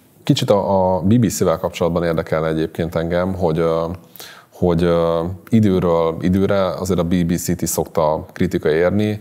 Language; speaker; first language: Hungarian; native; Hungarian